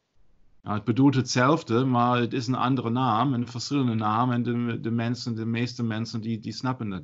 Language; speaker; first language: Dutch; non-native, fluent; German